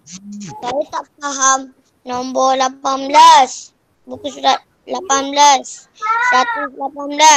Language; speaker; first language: Malay; native; Malay